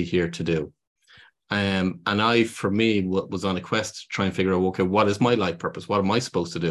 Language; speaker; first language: English; native; English